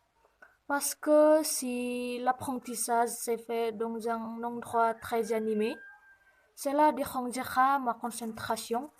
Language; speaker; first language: French; non-native, learner; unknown